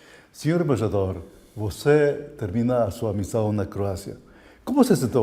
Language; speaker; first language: Portuguese; non-native, fluent; Croatian